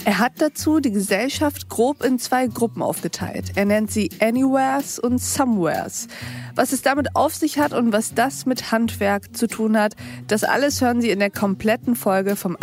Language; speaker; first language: German; native; German